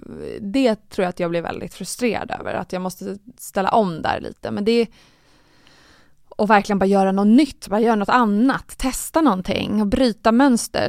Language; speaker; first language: Swedish; native; Swedish